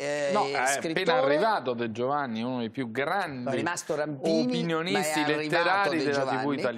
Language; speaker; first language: Italian; native; Italian